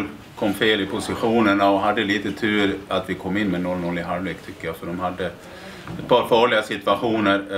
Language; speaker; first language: Swedish; native; Swedish